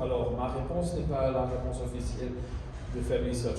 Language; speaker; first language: French; non-native, fluent; Italian